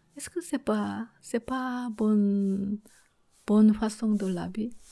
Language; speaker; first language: French; non-native, learner; Korean